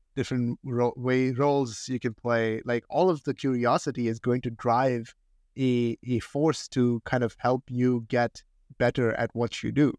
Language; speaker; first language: English; non-native, local second language; Hindi